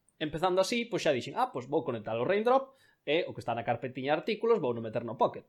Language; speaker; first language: Galician; non-native, local second language; Spanish